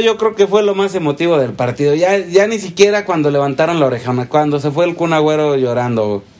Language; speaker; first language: Spanish; native; Spanish